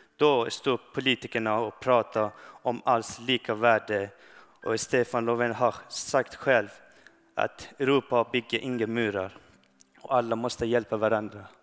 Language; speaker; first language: Swedish; non-native, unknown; Persian